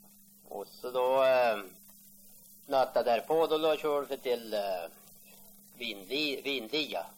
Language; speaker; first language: Swedish; native; Swedish